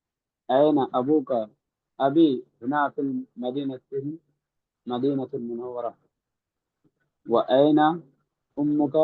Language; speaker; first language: Arabic; non-native, learner; Urdu